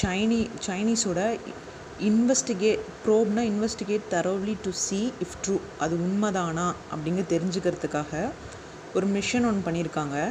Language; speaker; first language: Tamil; native; Tamil